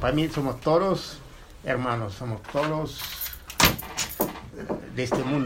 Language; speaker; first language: Spanish; non-native, fluent; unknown